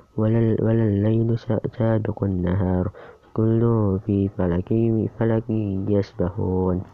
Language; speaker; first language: Arabic; non-native, learner; Indonesian